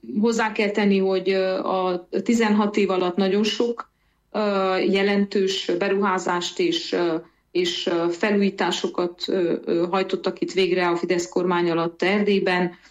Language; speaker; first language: Hungarian; native; Hungarian